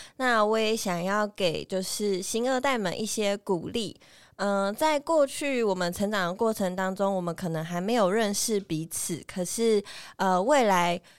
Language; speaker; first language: Chinese; native; Chinese